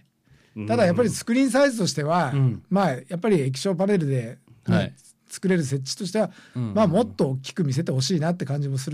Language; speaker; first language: Japanese; native; Japanese